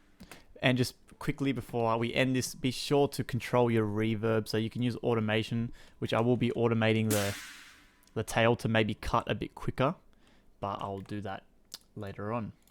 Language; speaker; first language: English; native; English